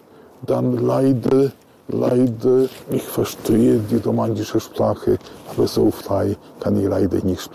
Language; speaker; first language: German; non-native, fluent; Polish